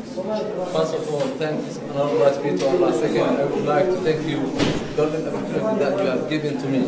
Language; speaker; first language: English; non-native, learner; Somali